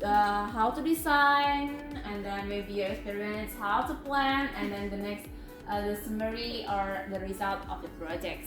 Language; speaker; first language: English; non-native, fluent; Indonesian